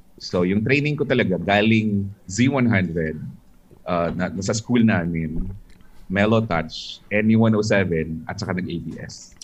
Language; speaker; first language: Filipino; non-native, local second language; Hiligaynon